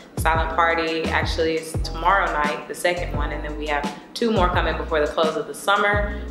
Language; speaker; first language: English; native; English